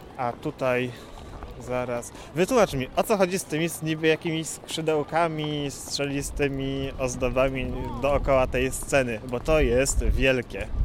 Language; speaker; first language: Polish; native; Polish